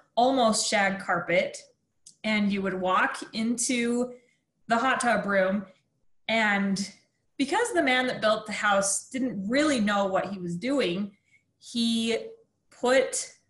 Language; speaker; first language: English; native; English